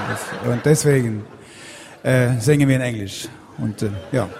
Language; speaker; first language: German; non-native, fluent; Swedish